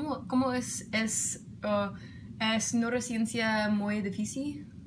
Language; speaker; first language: Spanish; non-native, learner; English